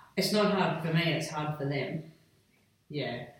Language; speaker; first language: English; native; English